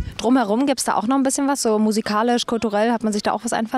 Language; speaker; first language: German; native; German